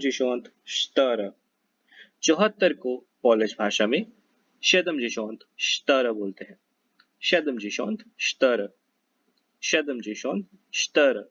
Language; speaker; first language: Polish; non-native, learner; Hindi